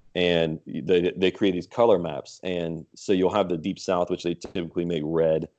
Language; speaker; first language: English; native; English